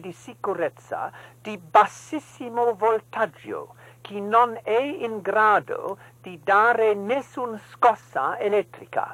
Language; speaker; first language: Italian; non-native, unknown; English